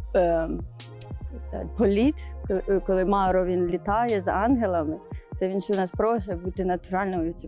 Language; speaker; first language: Ukrainian; native; Ukrainian